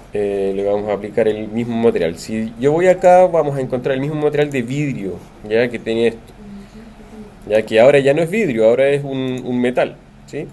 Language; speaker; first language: Spanish; native; Spanish